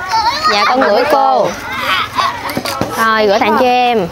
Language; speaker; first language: Vietnamese; native; Vietnamese